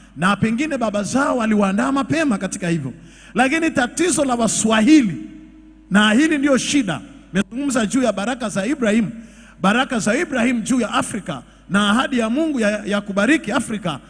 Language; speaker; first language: Swahili; native; Swahili